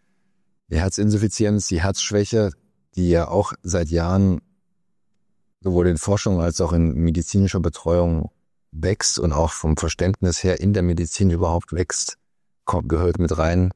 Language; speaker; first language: German; native; German